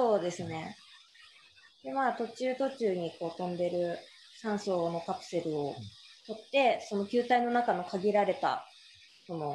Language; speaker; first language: Japanese; native; Japanese